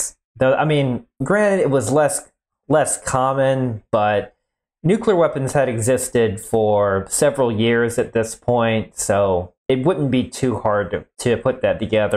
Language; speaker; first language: English; native; English